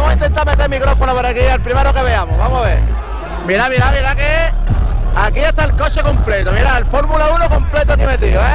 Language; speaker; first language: Spanish; native; Spanish